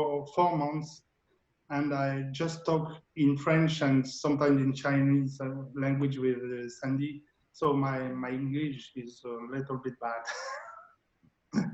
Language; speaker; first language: English; non-native, learner; French